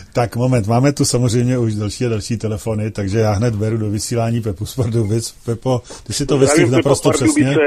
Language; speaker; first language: Czech; native; Czech